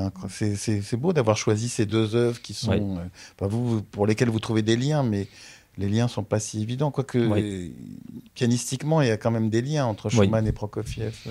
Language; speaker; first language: French; native; French